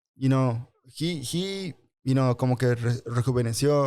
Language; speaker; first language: Spanish; early bilingual, other home language; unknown